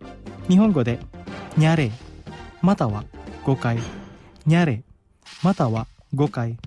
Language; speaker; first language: Japanese; non-native, fluent; Indonesian